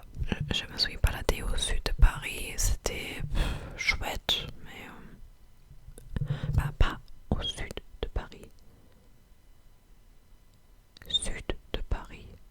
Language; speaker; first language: French; non-native, fluent; English